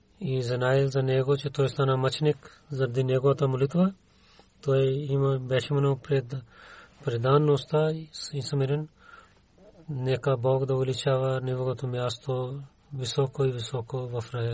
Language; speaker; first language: Bulgarian; non-native, learner; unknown